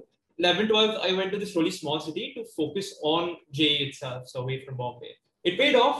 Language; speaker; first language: English; non-native, local second language; Hindi